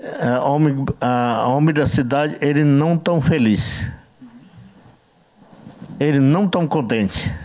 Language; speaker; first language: Portuguese; non-native, learner; Yanomámi